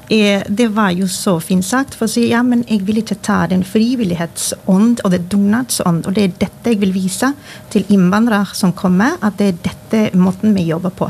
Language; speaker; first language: Norwegian; non-native, fluent; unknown